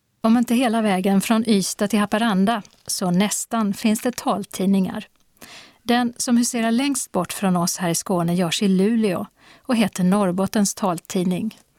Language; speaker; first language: Swedish; native; Swedish